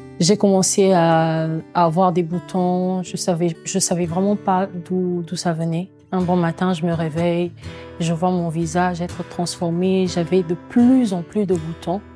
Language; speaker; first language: French; non-native, local second language; Lingala